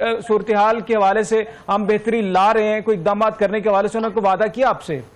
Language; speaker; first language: Urdu; native; Urdu